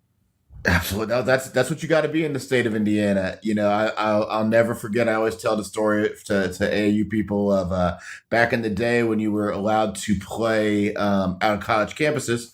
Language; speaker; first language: English; native; English